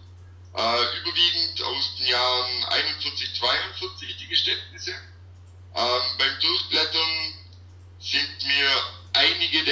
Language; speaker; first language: German; native; German